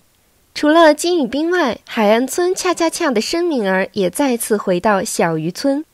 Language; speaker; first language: Chinese; native; Chinese